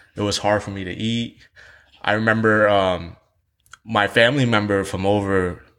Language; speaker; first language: English; early bilingual, other home language; Vietnamese